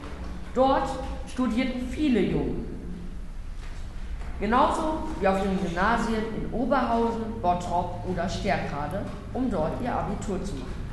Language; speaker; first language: German; native; German